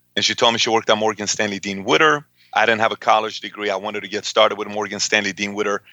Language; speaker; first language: English; early bilingual, other home language; Persian